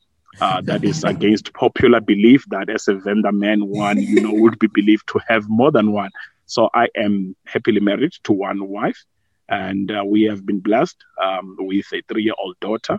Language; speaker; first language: English; non-native, local second language; Venda